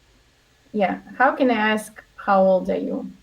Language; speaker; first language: English; non-native, learner; Russian